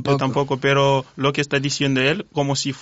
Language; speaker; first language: Spanish; non-native, fluent; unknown